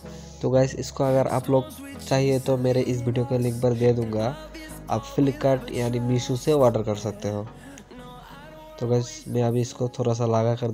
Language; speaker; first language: Hindi; non-native, local second language; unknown